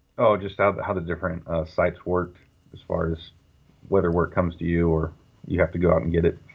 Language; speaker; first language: English; native; English